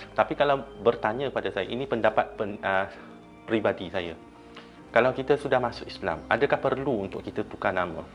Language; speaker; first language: Malay; non-native, local second language; Chinese